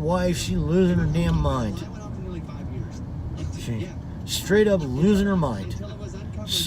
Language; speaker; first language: English; native; English